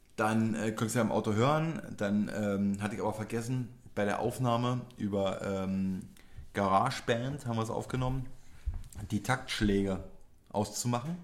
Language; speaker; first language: German; early bilingual, other home language; Polish